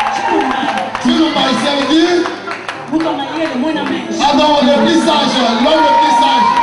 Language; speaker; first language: French; non-native, local second language; Lingala